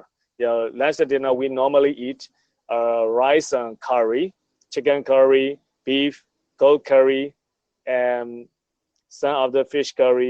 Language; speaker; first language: English; non-native, learner; Burmese